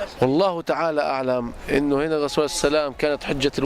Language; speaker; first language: Arabic; native; Arabic